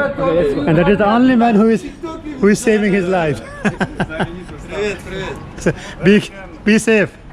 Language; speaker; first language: English; non-native, local second language; Urdu